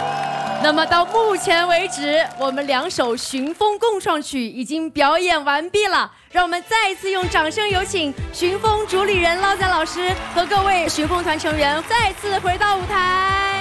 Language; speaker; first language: Chinese; native; Chinese